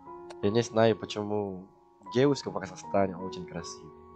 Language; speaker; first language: Russian; non-native, learner; Indonesian